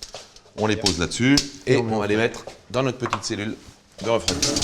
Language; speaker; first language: French; native; French